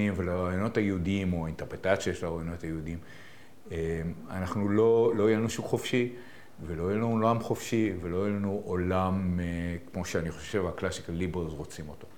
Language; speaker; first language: Hebrew; native; Hebrew